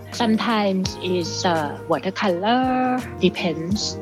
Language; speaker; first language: English; non-native, fluent; Thai